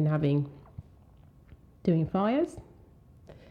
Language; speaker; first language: English; non-native, local second language; Swahili